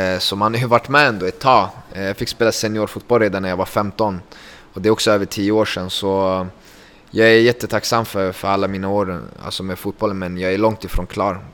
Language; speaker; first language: Swedish; early bilingual, other home language; Kurdish